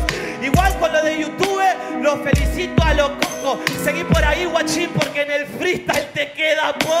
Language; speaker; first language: Spanish; native; Spanish